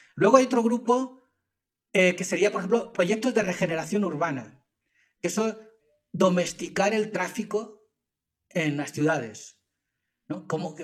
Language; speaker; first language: Spanish; native; Spanish